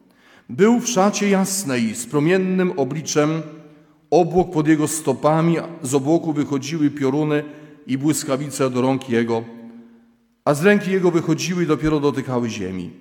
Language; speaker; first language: Polish; native; Polish